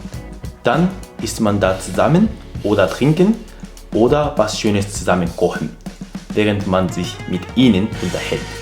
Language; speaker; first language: German; non-native, fluent; Japanese